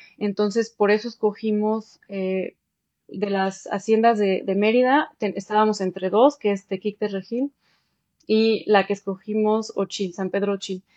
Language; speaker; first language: Spanish; early bilingual, heritage; Spanish